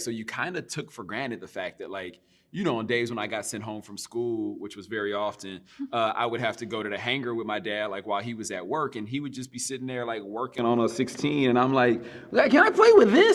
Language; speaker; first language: English; native; English